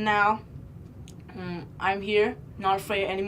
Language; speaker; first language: English; non-native, learner; Vietnamese